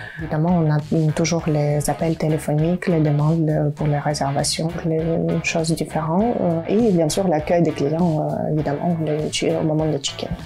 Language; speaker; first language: French; non-native, fluent; Ukrainian